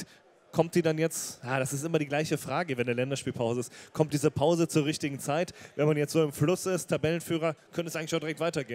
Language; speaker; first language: German; native; German